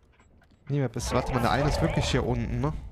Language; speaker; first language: German; native; German